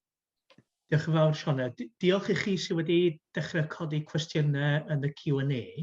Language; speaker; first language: Welsh; native; Welsh